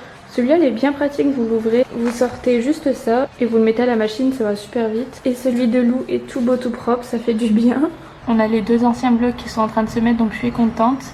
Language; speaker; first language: French; native; French